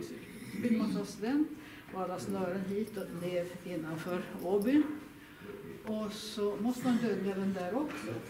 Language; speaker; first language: Swedish; native; Swedish